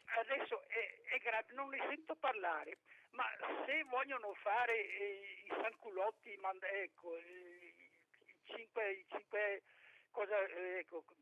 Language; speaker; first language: Italian; native; Italian